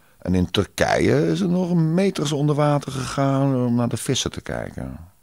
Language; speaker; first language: Dutch; native; Dutch